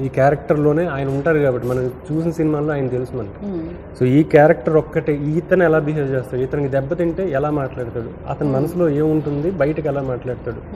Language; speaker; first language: Telugu; native; Telugu